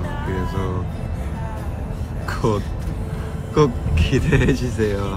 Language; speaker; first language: Korean; non-native, learner; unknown